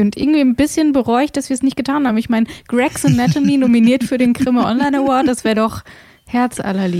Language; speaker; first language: German; native; German